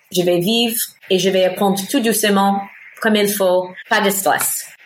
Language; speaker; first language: French; non-native, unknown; English